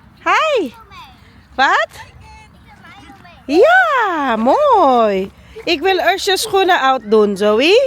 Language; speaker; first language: Dutch; non-native, learner; Filipino